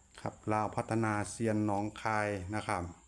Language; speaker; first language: Thai; non-native, local second language; Northeastern Thai